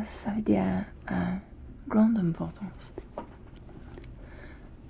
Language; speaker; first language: French; non-native, learner; English